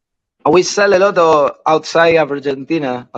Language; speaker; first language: English; non-native, learner; Spanish